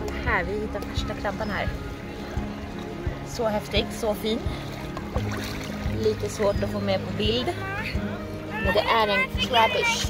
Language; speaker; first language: Swedish; native; Swedish